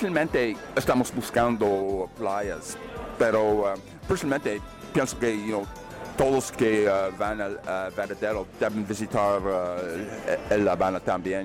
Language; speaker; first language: Spanish; non-native, learner; English